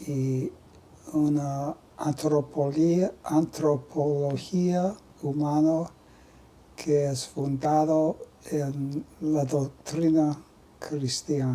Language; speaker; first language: Spanish; non-native, learner; English